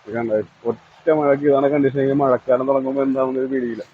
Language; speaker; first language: Malayalam; native; Malayalam